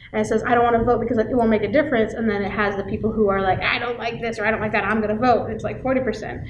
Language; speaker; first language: English; native; English